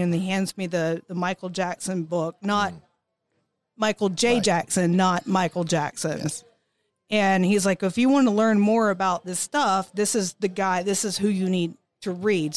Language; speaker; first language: English; native; English